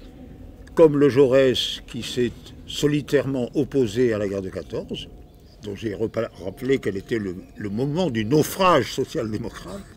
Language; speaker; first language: French; native; French